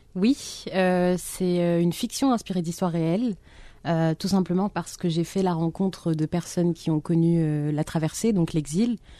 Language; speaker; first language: French; non-native, local second language; Arabic